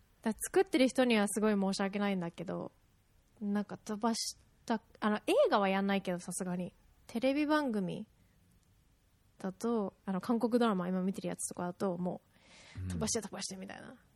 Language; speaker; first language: Japanese; native; Japanese